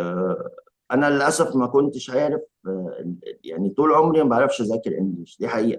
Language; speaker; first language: Arabic; native; Arabic